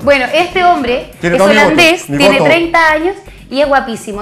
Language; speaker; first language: Spanish; native; Spanish